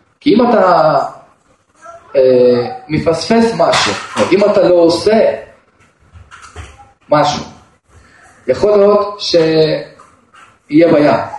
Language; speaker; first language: Hebrew; non-native, fluent; Russian